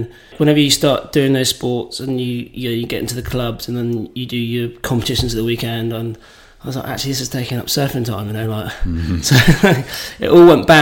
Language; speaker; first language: English; native; English